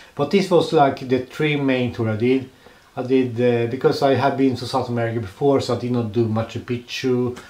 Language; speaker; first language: English; non-native, fluent; Swedish